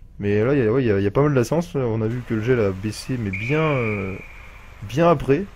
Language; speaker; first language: French; native; French